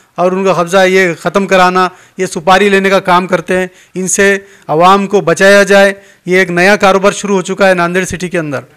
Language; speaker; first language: Hindi; non-native, local second language; Urdu